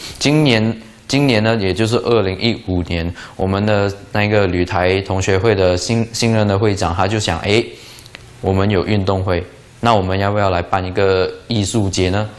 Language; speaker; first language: Chinese; native; Chinese